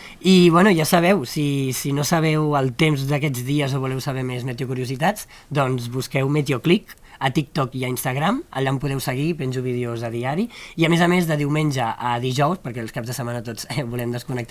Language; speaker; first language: Catalan; native; Catalan